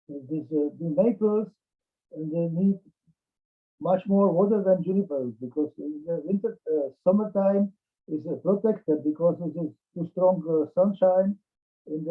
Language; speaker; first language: English; non-native, learner; Czech